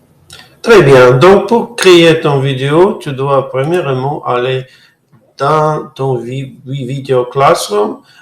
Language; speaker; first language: French; non-native, fluent; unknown